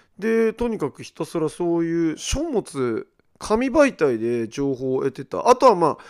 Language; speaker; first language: Japanese; native; Japanese